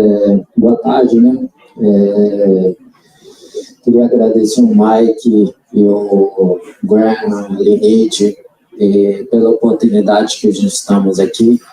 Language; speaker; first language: Portuguese; non-native, local second language; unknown